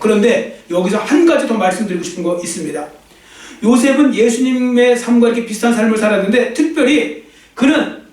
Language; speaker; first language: Korean; native; Korean